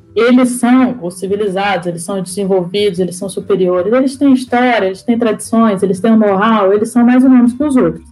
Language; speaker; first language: Portuguese; native; Portuguese